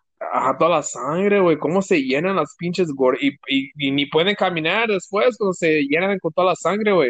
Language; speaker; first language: Spanish; early bilingual, heritage; Spanish